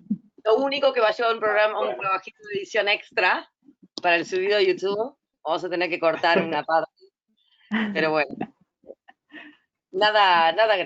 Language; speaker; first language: Spanish; native; Spanish